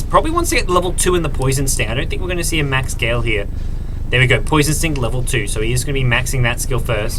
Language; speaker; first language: English; native; English